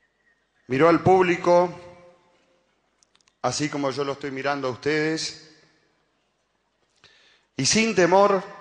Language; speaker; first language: Spanish; native; Spanish